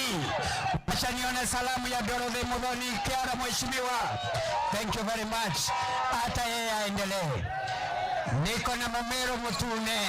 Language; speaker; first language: Swahili; non-native, local second language; Meru